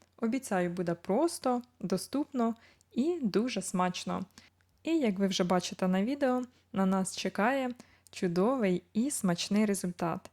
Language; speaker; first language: Ukrainian; native; Ukrainian